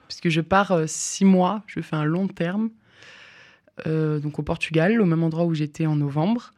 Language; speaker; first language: French; native; French